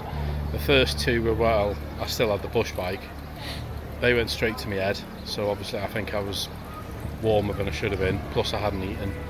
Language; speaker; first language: English; native; English